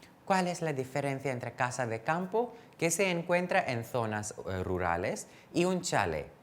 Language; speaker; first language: Spanish; non-native, fluent; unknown